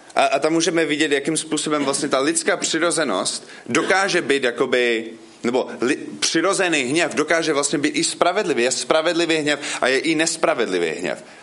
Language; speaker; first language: Czech; non-native, fluent; English